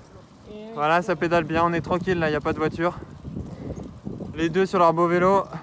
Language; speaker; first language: French; native; French